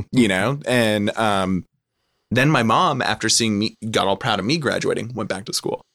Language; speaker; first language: English; native; English